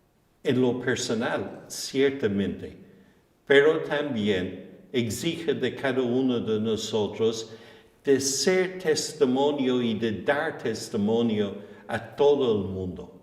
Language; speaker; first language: Spanish; non-native, fluent; English